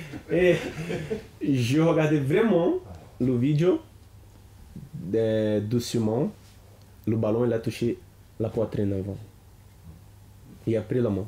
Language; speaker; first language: French; non-native, learner; Portuguese